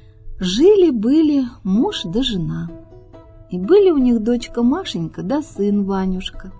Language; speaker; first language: Russian; native; Russian